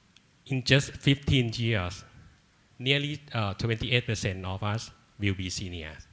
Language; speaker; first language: English; non-native, learner; Thai